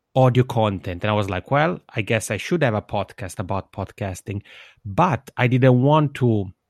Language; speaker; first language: English; non-native, fluent; Italian